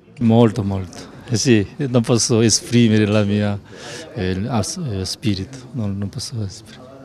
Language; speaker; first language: Italian; non-native, learner; Korean